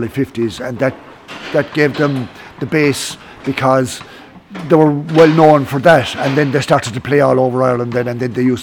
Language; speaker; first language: English; native; English